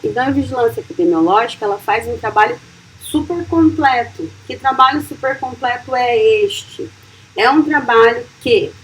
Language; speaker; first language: Portuguese; native; Portuguese